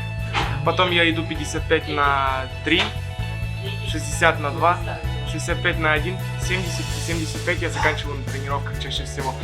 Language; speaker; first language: Russian; native; Russian